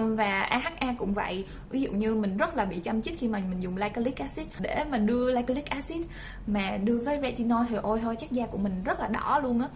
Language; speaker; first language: Vietnamese; early bilingual, heritage; Vietnamese